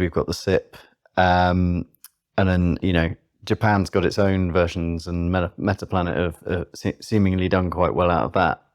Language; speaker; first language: English; native; English